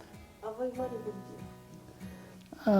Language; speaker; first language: Russian; native; Russian